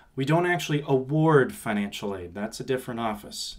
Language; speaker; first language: English; native; English